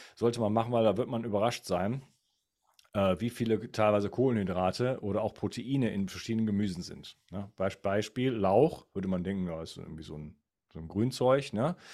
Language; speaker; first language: German; native; German